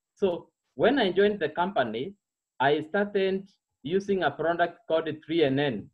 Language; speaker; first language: English; non-native, local second language; Meru